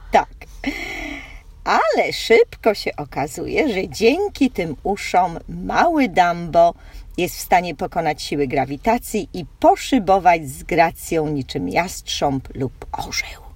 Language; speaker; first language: Polish; native; Polish